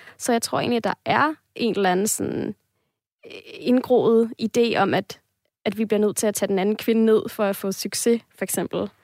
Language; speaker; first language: Danish; native; Danish